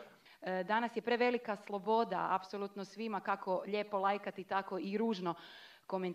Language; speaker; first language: Croatian; native; Croatian